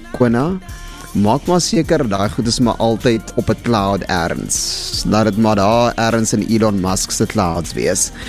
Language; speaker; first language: Afrikaans; non-native, local second language; Southern Sotho